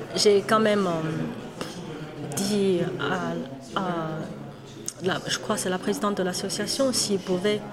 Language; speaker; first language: French; non-native, fluent; Chinese